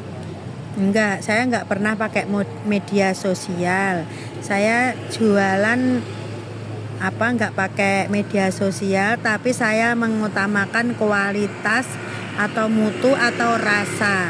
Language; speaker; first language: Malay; non-native, local second language; Javanese